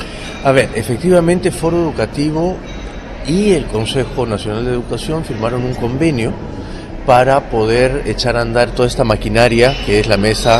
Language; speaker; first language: Spanish; native; Spanish